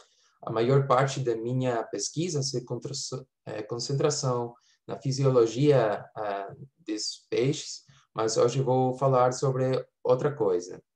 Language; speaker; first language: Portuguese; non-native, fluent; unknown